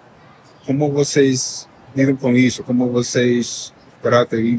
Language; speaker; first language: Portuguese; non-native, fluent; English